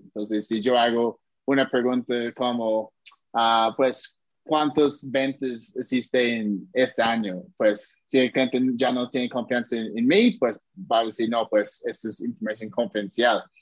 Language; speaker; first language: Spanish; non-native, fluent; English